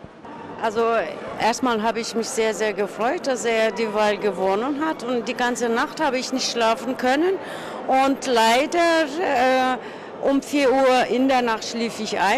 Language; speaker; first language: German; early bilingual, other home language; Turkish